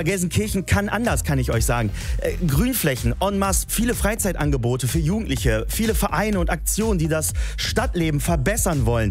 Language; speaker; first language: German; native; German